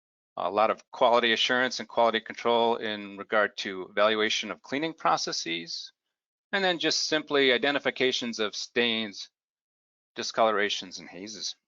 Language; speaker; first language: English; native; English